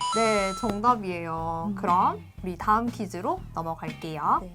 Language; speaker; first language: Korean; native; Korean